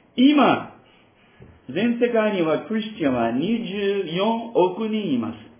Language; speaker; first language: Japanese; non-native, fluent; English